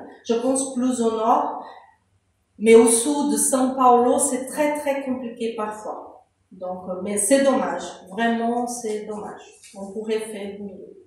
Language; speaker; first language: French; non-native, fluent; Portuguese